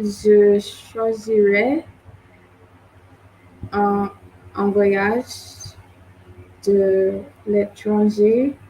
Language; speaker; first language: French; non-native, learner; English